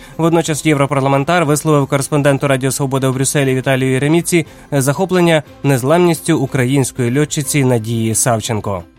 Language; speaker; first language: Ukrainian; native; Ukrainian